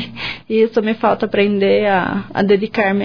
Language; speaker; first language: Spanish; non-native, learner; Portuguese